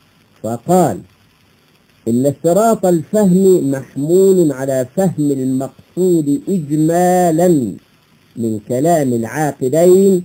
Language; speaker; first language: Arabic; native; Arabic